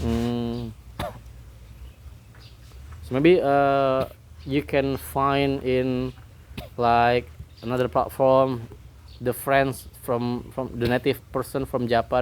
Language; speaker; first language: English; non-native, learner; Indonesian